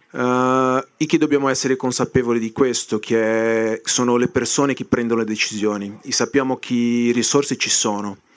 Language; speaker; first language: Italian; non-native, fluent; Portuguese